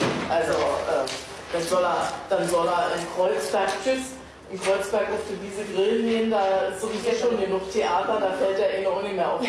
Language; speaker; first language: German; native; German